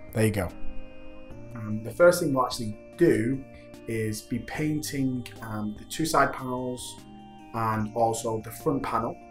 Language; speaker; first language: English; native; English